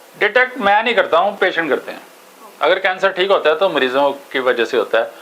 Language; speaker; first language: Hindi; non-native, local second language; Punjabi